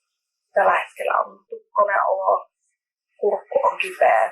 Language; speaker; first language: Finnish; native; Finnish